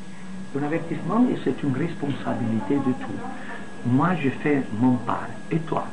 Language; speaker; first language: French; non-native, fluent; Italian